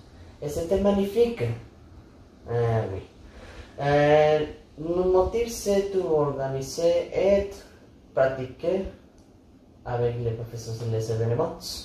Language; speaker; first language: French; non-native, learner; Spanish